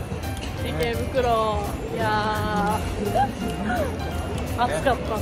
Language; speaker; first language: Japanese; native; Japanese